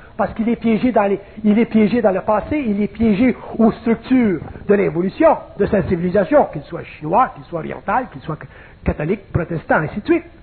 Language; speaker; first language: French; native; French